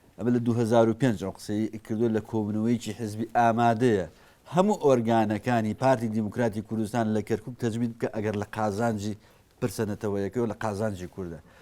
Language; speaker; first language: Central Kurdish; native; Central Kurdish